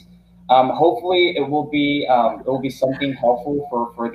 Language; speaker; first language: English; non-native, fluent; Korean